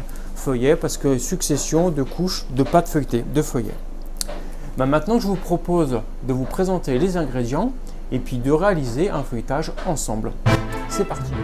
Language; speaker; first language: French; native; French